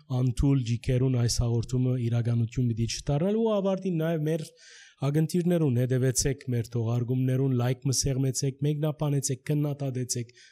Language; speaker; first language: Armenian; early bilingual, heritage; Armenian